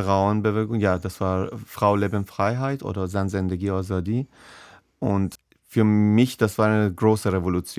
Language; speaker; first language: German; non-native, learner; Persian